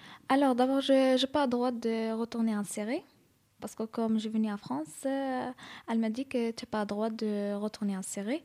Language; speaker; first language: French; non-native, learner; Arabic